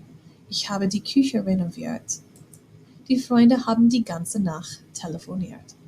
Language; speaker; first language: German; non-native, fluent; English